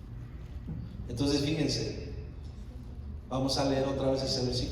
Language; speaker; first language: Spanish; native; Spanish